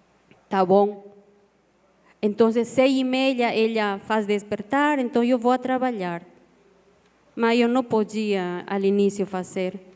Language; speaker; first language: Portuguese; non-native, learner; Spanish